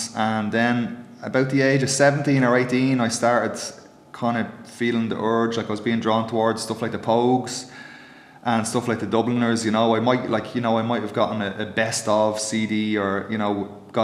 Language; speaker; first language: English; native; English